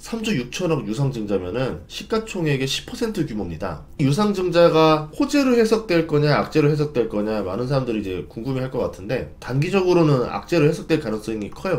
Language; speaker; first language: Korean; native; Korean